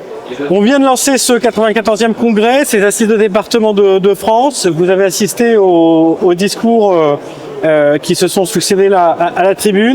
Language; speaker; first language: French; native; French